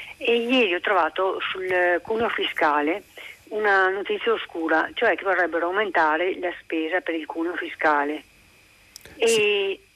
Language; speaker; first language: Italian; non-native, fluent; Hungarian